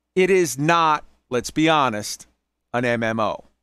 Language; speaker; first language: English; native; English